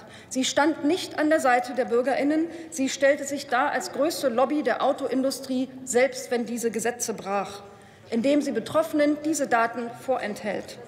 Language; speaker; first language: German; native; German